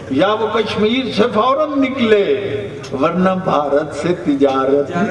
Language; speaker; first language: Urdu; non-native, local second language; Punjabi